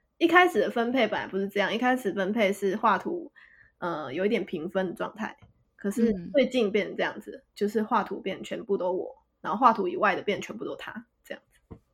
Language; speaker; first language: Chinese; native; Chinese